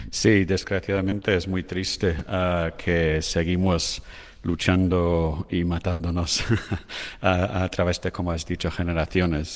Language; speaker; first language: Spanish; non-native, fluent; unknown